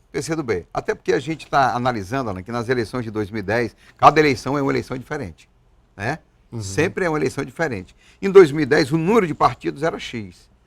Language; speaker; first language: Portuguese; native; Portuguese